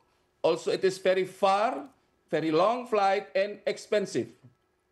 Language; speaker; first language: English; non-native, fluent; Indonesian